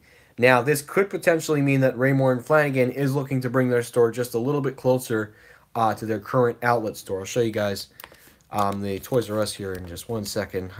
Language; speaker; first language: English; native; English